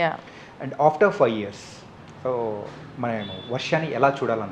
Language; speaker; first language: Telugu; native; Telugu